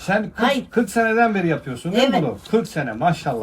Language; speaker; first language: Turkish; native; Turkish